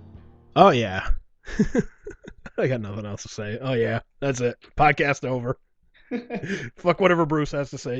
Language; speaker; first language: English; native; English